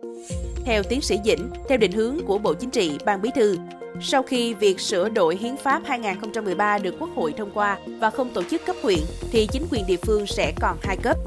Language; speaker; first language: Vietnamese; native; Vietnamese